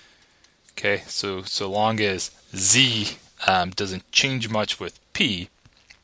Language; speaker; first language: English; native; English